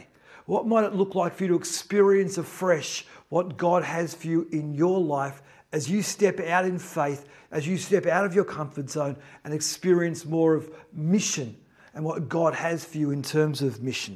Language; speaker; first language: English; native; English